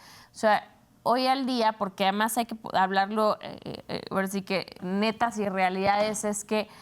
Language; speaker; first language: Spanish; native; Spanish